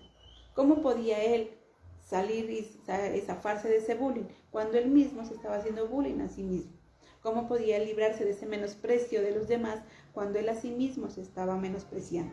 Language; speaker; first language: Spanish; native; Spanish